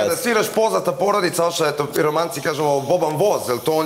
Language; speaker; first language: Serbian; native; Serbian